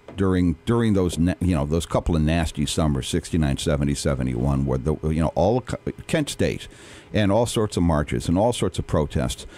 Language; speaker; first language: English; native; English